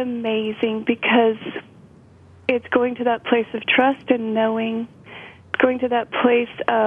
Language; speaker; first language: English; native; English